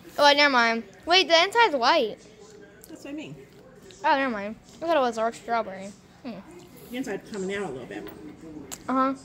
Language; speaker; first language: English; native; English